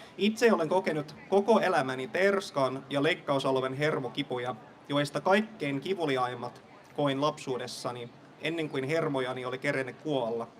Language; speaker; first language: Finnish; non-native, fluent; English